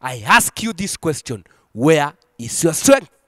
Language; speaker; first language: English; non-native, local second language; Swahili